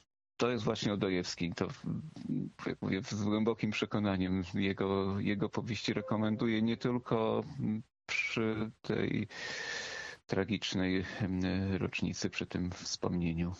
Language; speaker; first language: Polish; native; Polish